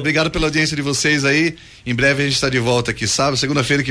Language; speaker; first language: Portuguese; native; Portuguese